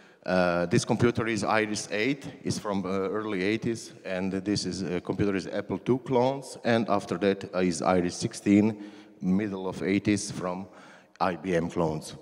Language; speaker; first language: English; non-native, learner; Croatian